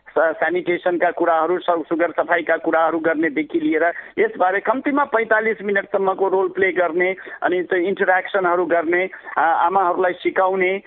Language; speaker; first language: Nepali; non-native, local second language; Maithili